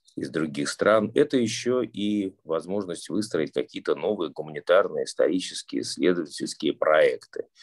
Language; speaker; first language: Russian; native; Russian